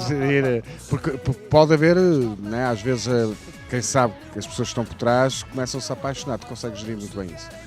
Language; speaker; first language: Portuguese; native; Portuguese